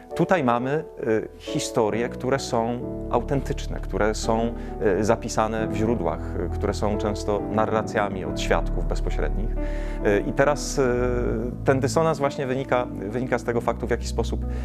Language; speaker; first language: Polish; native; Polish